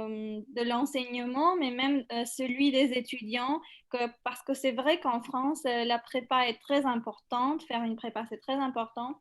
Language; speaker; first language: French; non-native, fluent; Macedonian